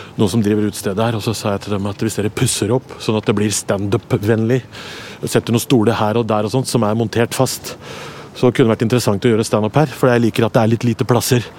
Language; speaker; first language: Norwegian; native; Norwegian